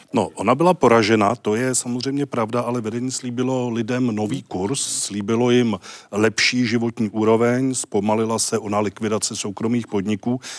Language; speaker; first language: Czech; native; Czech